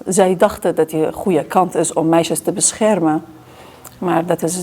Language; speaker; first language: Dutch; non-native, fluent; Kurdish